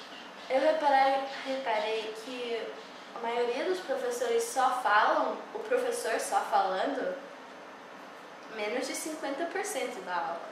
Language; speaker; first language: Portuguese; early bilingual, heritage; English